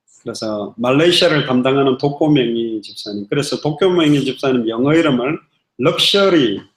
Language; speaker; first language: Korean; native; Korean